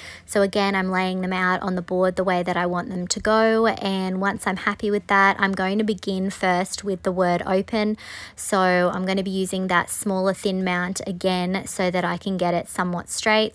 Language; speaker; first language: English; native; English